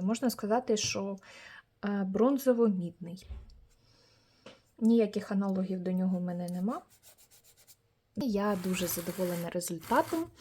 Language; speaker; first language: Ukrainian; native; Ukrainian